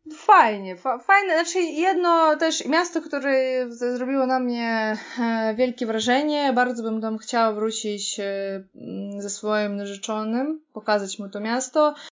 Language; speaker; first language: Polish; non-native, fluent; Russian